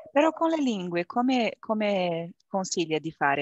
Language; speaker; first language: Italian; non-native, learner; Portuguese